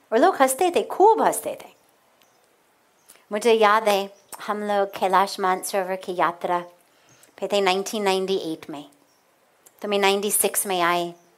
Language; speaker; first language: Hindi; non-native, learner; English